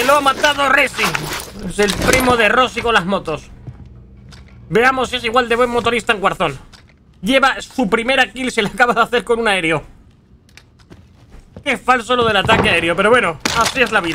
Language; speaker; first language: Spanish; native; Spanish